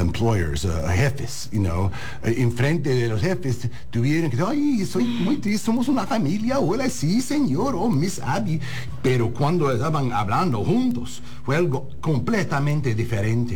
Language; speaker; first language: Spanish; early bilingual, heritage; English